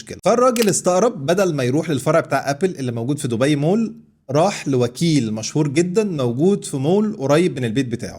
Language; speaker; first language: Arabic; native; Arabic